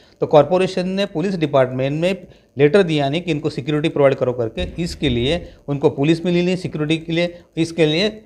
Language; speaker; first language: Hindi; non-native, local second language; Marathi